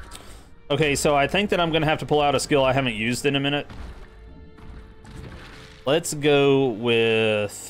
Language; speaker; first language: English; native; English